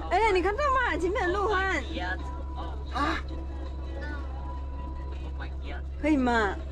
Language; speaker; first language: Chinese; native; Chinese